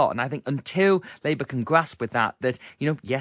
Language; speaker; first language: English; native; English